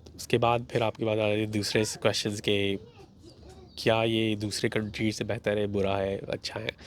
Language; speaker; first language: Urdu; native; Urdu